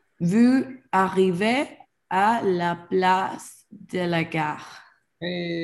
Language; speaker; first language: French; non-native, learner; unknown